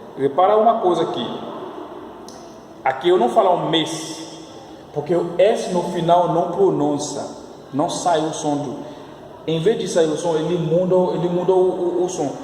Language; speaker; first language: Portuguese; non-native, fluent; French